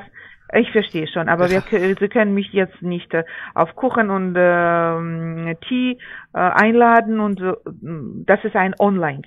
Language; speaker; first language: German; non-native, fluent; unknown